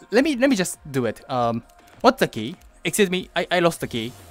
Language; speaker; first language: English; non-native, learner; Japanese